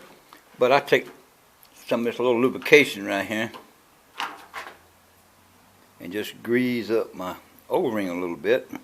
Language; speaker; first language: English; native; English